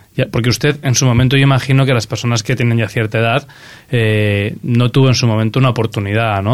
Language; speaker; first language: Spanish; non-native, local second language; Catalan